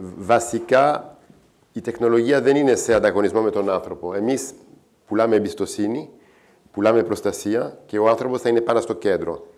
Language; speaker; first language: Greek; non-native, fluent; French